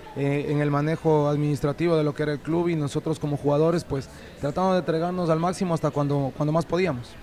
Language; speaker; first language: Spanish; native; Spanish